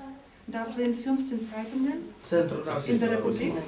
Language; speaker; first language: German; non-native, fluent; Russian